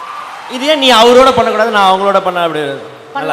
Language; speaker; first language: Tamil; native; Tamil